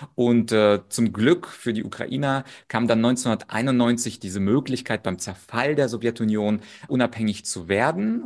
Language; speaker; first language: German; early bilingual, other home language; Russian